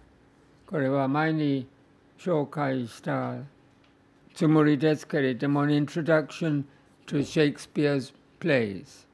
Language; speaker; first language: Japanese; non-native, fluent; English